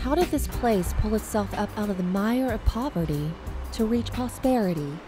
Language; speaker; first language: English; native; English